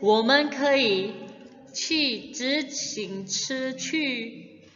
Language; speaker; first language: Chinese; non-native, fluent; Indonesian